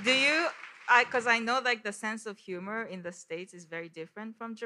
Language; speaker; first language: English; non-native, learner; Japanese